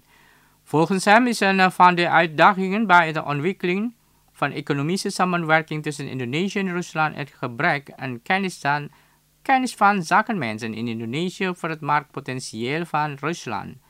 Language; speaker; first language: Dutch; non-native, fluent; Indonesian